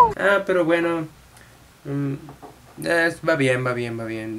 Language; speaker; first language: Spanish; native; Spanish